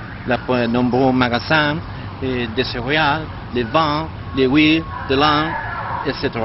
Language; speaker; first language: French; non-native, learner; Spanish